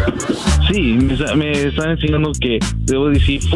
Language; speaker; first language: Spanish; non-native, learner; English